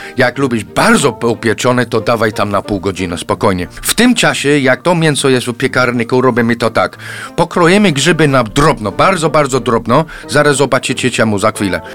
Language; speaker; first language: Polish; non-native, fluent; English